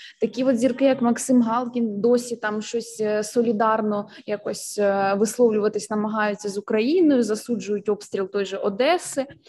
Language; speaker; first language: Ukrainian; native; Ukrainian